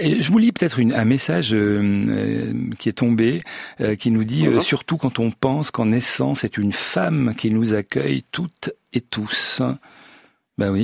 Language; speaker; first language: French; native; French